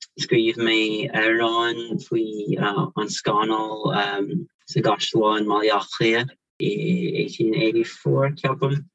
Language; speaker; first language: Irish; non-native, local second language; English